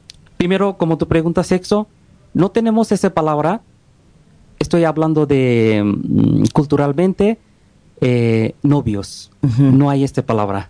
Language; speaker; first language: Spanish; non-native, learner; Bangla